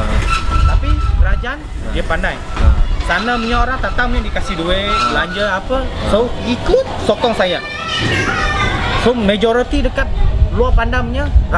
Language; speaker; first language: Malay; non-native, local second language; Cantonese